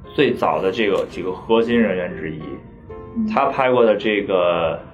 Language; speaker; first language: Chinese; native; Chinese